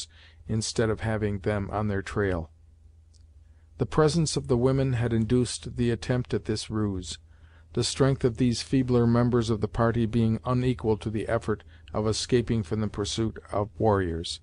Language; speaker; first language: English; native; English